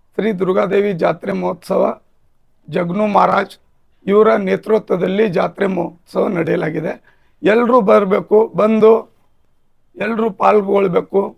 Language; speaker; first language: Kannada; non-native, local second language; Lambadi